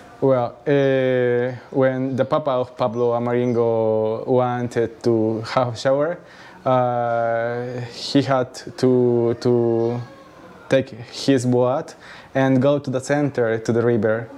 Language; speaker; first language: English; non-native, learner; Spanish